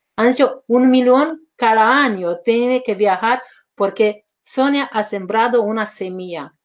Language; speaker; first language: Spanish; non-native, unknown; Romanian